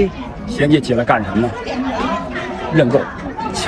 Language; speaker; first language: Chinese; native; Chinese